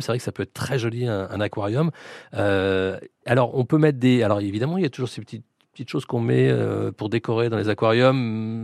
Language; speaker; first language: French; native; French